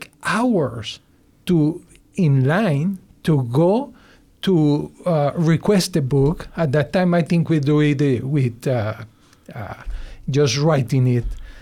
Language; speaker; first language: English; non-native, learner; Spanish